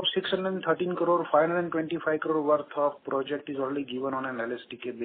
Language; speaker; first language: English; non-native, local second language; Gujarati